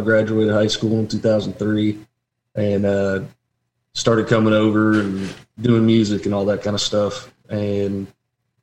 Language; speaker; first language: English; native; English